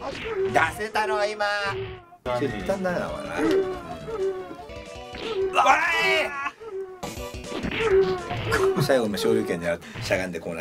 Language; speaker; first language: Japanese; native; Japanese